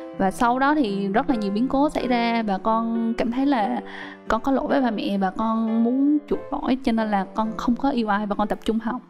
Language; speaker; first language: Vietnamese; native; Vietnamese